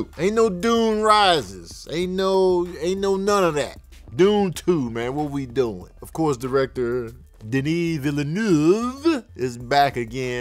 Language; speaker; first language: English; native; English